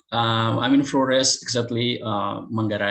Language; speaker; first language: English; non-native, fluent; Indonesian